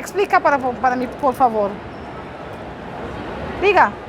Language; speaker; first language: Spanish; non-native, learner; English